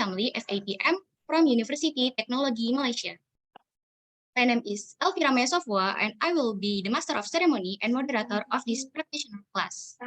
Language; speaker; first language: English; non-native, fluent; Indonesian